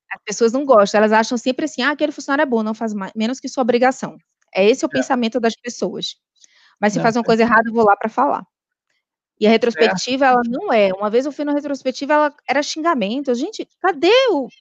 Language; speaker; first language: Portuguese; native; Portuguese